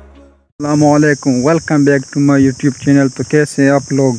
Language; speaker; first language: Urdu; non-native, local second language; Pashto